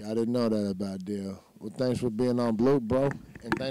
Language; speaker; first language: English; native; English